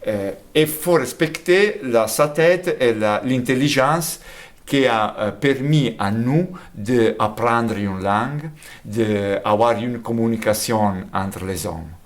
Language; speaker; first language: French; non-native, fluent; Italian